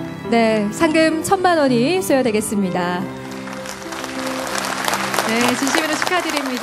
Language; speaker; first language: Korean; native; Korean